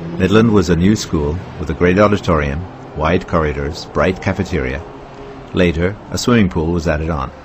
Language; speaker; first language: English; native; English